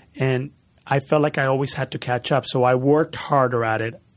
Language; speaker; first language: English; early bilingual, other home language; Spanish